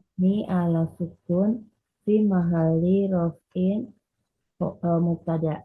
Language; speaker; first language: Arabic; non-native, learner; Indonesian